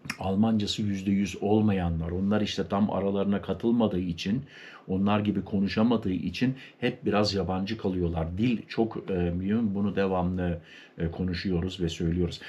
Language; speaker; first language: Turkish; native; Turkish